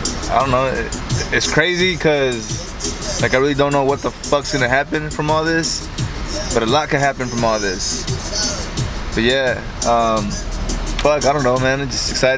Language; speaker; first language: English; early bilingual, other home language; Spanish